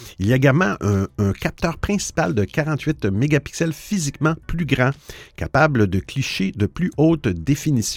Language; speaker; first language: French; native; French